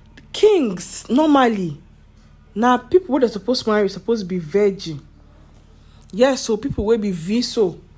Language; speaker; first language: Nigerian Pidgin; non-native, local second language; Yoruba